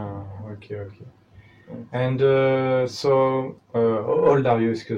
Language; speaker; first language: English; non-native, learner; French